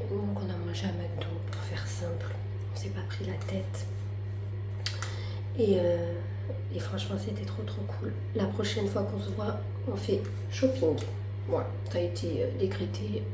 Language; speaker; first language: French; native; French